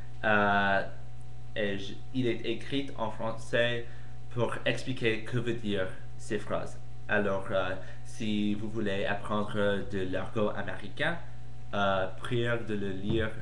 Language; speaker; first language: French; non-native, fluent; English